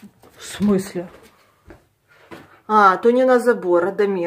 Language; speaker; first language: Russian; native; Russian